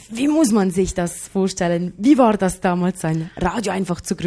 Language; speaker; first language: German; native; German